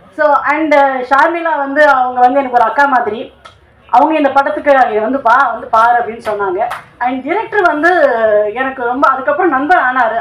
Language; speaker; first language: Tamil; non-native, local second language; Telugu